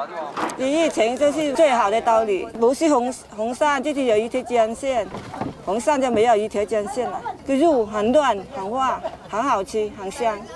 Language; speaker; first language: Chinese; non-native, local second language; Cantonese